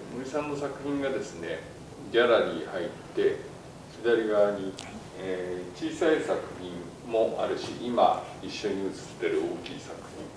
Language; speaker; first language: Japanese; native; Japanese